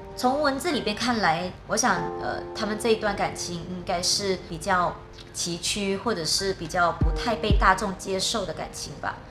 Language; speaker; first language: Chinese; native; Chinese